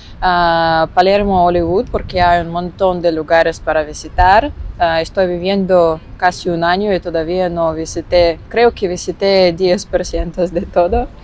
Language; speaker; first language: Spanish; non-native, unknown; Russian